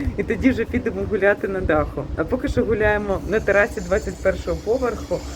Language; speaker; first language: Ukrainian; native; Ukrainian